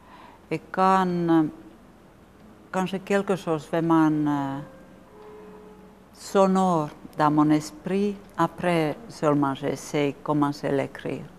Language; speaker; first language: French; non-native, fluent; Finnish